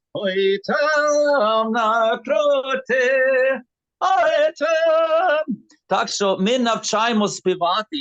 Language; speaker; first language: Ukrainian; early bilingual, heritage; Ukrainian